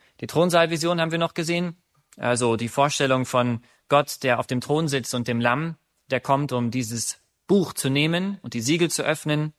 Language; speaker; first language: German; native; German